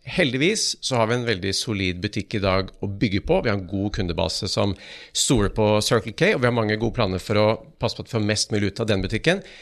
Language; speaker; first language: Norwegian; native; Norwegian